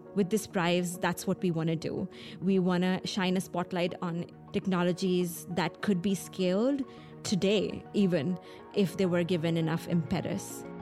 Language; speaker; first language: English; non-native, local second language; Hindi